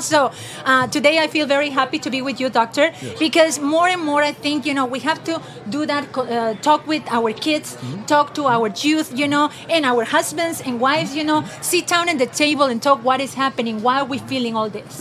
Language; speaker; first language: English; non-native, fluent; Spanish